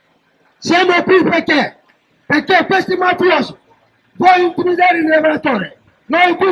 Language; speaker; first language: Italian; non-native, learner; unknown